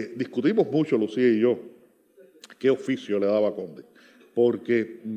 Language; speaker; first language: Spanish; native; Spanish